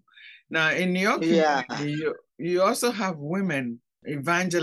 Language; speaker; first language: English; non-native, local second language; Akan